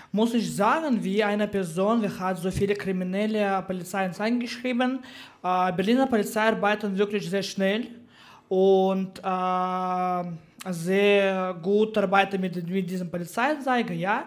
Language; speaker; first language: German; non-native, learner; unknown